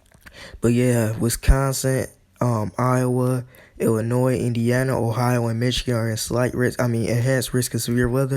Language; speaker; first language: English; native; English